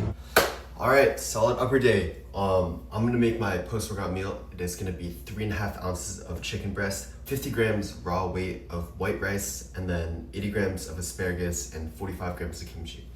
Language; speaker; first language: English; native; English